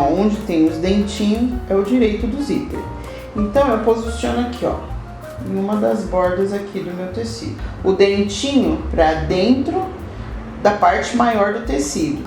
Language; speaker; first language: Portuguese; native; Portuguese